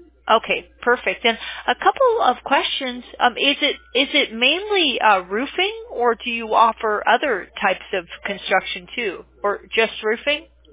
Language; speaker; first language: English; native; English